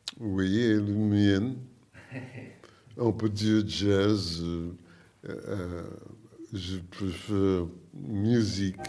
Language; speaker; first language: French; non-native, learner; English